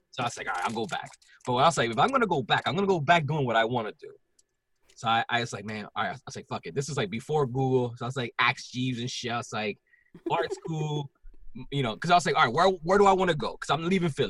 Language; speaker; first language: English; non-native, local second language; Spanish